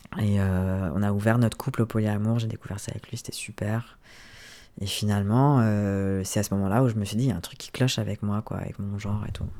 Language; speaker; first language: French; native; French